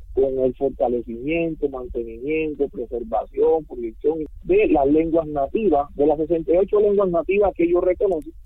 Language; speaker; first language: Spanish; non-native, local second language; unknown